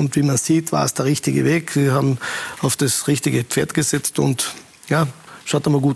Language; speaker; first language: German; native; German